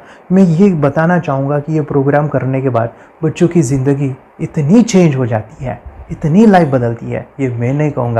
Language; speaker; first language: Hindi; native; Hindi